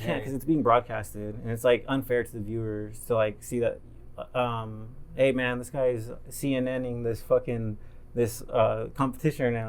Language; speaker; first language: English; native; English